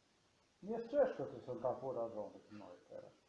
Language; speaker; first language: Polish; non-native, learner; Slovenian